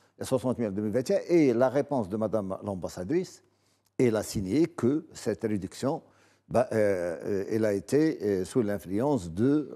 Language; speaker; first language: French; non-native, local second language; Arabic